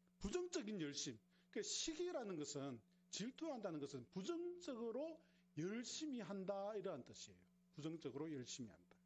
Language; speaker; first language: Korean; native; Korean